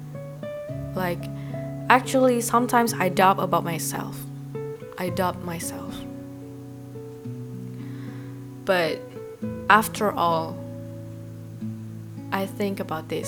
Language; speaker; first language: English; non-native, fluent; Indonesian